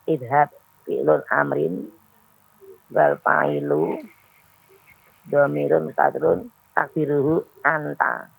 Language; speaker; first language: Arabic; non-native, learner; Indonesian